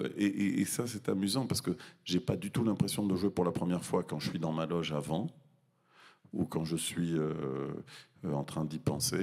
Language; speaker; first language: French; native; French